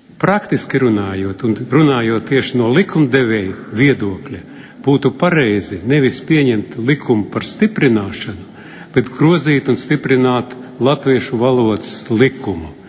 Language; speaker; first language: Latvian; non-native, local second language; Russian